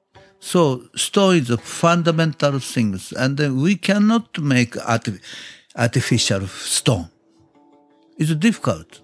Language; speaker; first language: English; non-native, learner; Japanese